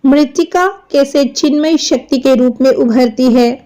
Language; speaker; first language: Hindi; non-native, local second language; Assamese